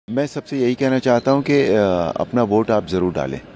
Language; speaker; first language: Hindi; native; Hindi